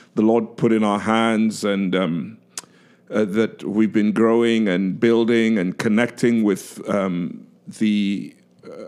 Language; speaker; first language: English; non-native, local second language; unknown